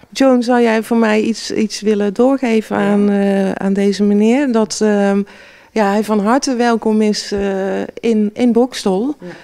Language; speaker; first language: Dutch; native; Dutch